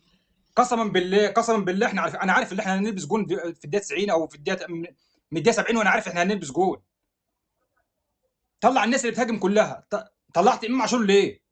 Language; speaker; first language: Arabic; native; Arabic